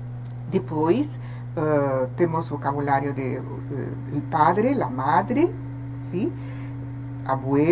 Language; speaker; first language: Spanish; non-native, fluent; Portuguese